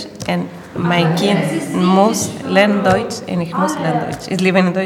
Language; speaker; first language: German; non-native, learner; Spanish